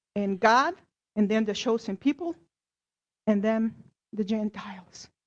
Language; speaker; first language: English; non-native, fluent; Spanish